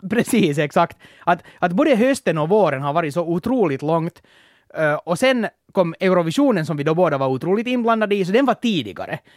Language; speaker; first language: Swedish; native; Swedish